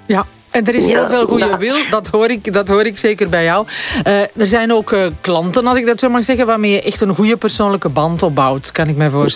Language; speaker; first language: Dutch; native; Dutch